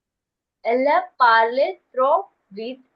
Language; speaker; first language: French; non-native, learner; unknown